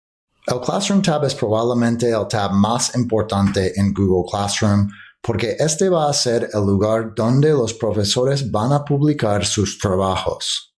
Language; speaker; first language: Spanish; non-native, fluent; English